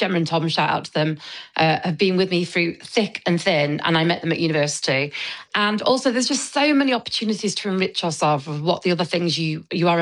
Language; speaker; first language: English; native; English